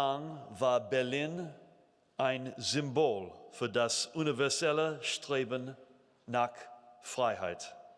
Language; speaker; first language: German; non-native, fluent; English